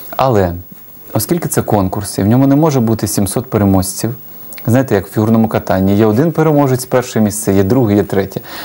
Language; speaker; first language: Ukrainian; native; Ukrainian